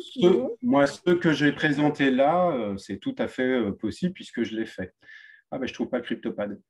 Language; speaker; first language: French; native; French